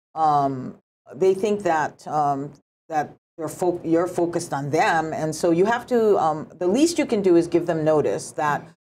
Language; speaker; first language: English; early bilingual, other home language; Japanese